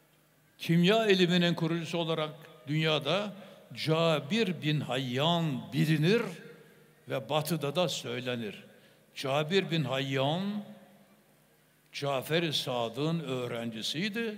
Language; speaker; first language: Turkish; native; Turkish